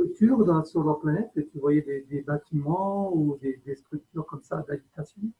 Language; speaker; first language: French; native; French